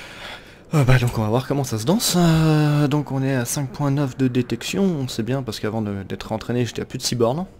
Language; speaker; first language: French; native; French